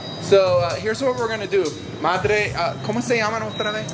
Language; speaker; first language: Spanish; non-native, learner; English